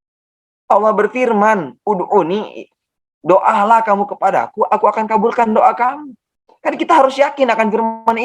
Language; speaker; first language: Indonesian; native; Indonesian